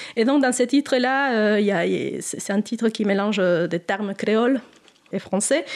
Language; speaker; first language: French; non-native, fluent; Spanish